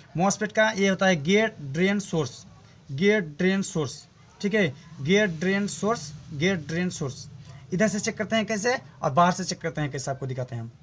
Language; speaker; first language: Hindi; non-native, local second language; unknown